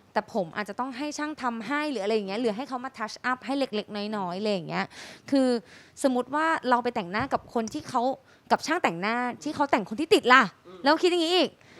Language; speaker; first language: Thai; native; Thai